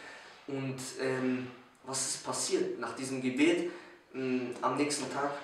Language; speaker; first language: German; early bilingual, other home language; Polish